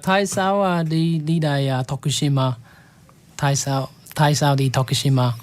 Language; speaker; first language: Vietnamese; non-native, learner; English